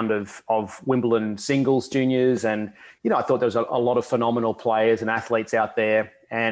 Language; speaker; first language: English; native; English